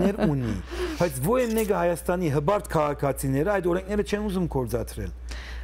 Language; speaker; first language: Armenian; early bilingual, heritage; Armenian